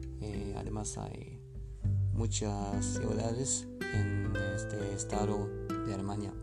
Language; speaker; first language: Spanish; non-native, learner; German